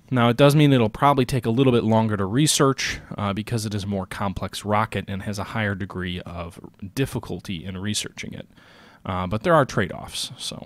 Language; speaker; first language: English; native; English